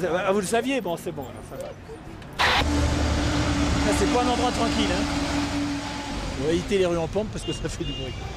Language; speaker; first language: French; native; French